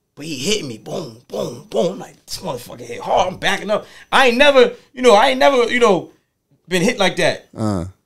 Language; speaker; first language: English; native; English